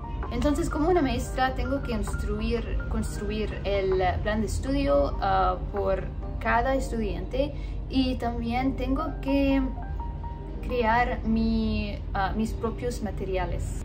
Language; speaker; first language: Spanish; non-native, learner; Arabic